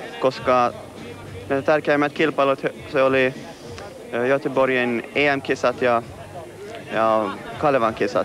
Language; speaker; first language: Finnish; non-native, local second language; Swedish